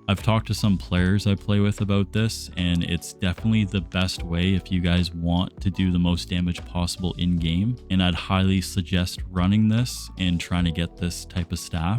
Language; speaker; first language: English; native; English